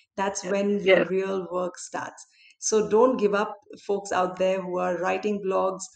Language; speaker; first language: English; non-native, local second language; Hindi